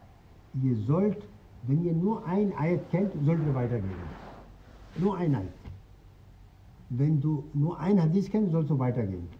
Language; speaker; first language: German; non-native, fluent; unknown